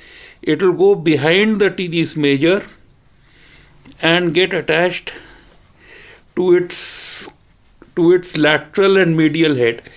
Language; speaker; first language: English; non-native, local second language; Hindi